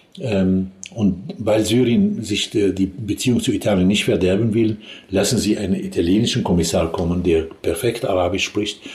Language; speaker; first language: German; non-native, fluent; Arabic